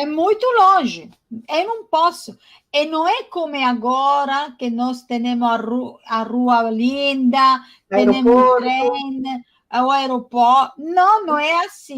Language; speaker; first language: Portuguese; non-native, fluent; Italian